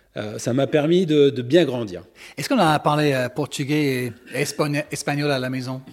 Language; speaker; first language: French; native; French